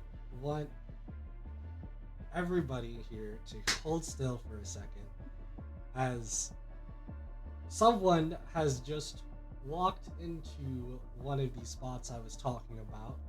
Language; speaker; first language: English; native; English